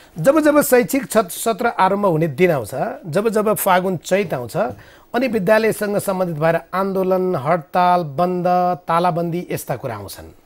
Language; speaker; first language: Nepali; native; Nepali